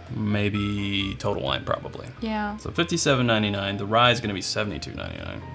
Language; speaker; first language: English; native; English